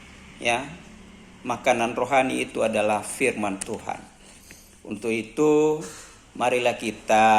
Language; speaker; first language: Indonesian; native; Indonesian